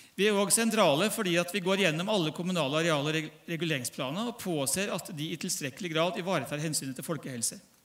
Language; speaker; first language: Norwegian; native; Norwegian